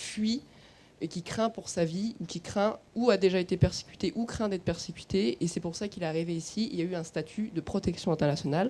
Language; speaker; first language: French; native; French